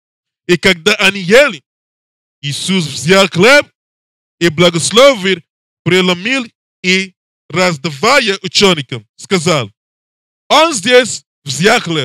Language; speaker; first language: Russian; non-native, learner; English